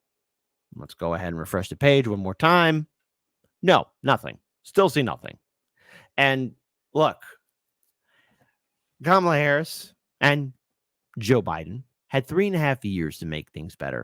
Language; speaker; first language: English; native; English